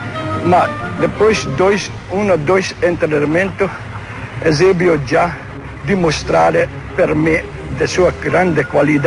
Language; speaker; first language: Portuguese; non-native, learner; Hungarian